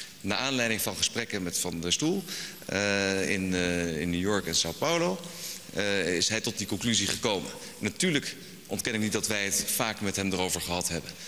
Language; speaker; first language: Dutch; native; Dutch